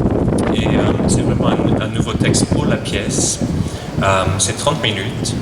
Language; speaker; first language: French; non-native, fluent; English